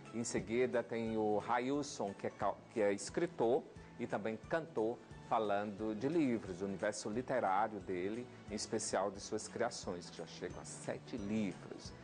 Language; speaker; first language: Portuguese; native; Portuguese